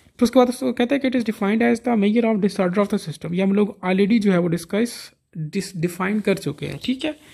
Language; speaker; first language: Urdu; non-native, local second language; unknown